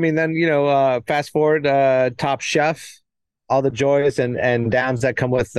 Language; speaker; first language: English; native; English